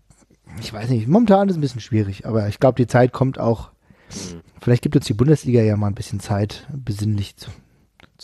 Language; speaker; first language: German; native; German